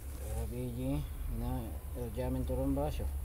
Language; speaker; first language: Arabic; non-native, learner; Filipino